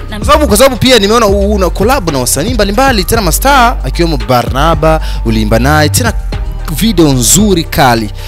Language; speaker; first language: Swahili; non-native, local second language; Rundi